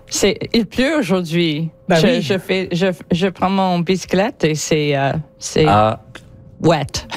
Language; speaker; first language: French; non-native, learner; English